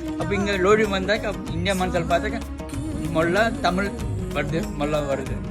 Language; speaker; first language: Tamil; early bilingual, heritage; Tamil